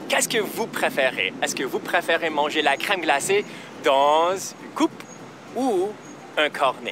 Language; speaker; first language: French; non-native, learner; English